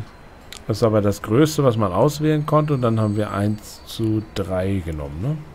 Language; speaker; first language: German; native; German